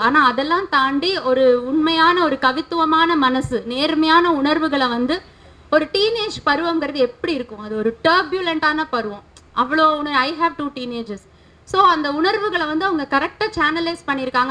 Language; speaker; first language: Tamil; native; Tamil